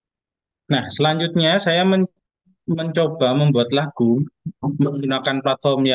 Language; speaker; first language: Indonesian; native; Indonesian